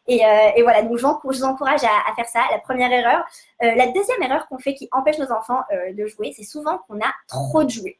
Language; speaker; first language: French; native; French